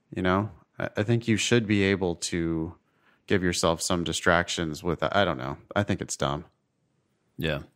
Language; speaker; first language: English; native; English